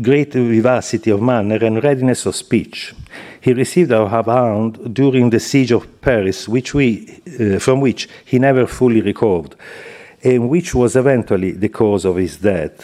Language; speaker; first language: English; non-native, fluent; Italian